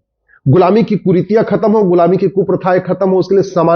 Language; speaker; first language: Hindi; native; Hindi